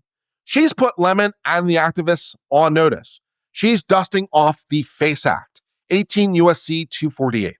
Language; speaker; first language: English; native; English